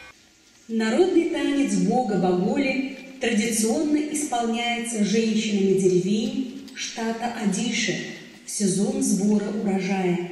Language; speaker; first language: Russian; native; Russian